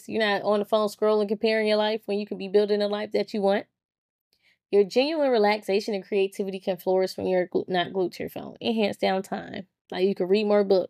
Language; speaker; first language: English; native; English